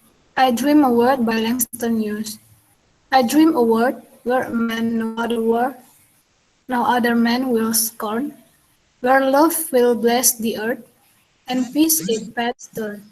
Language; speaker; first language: English; non-native, learner; Indonesian